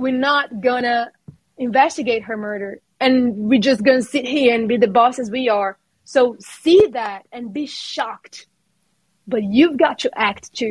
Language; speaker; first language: English; non-native, fluent; Portuguese